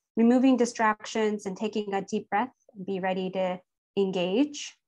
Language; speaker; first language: English; native; English